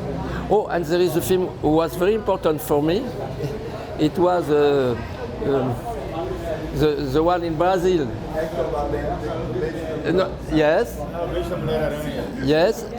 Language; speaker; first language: English; non-native, fluent; French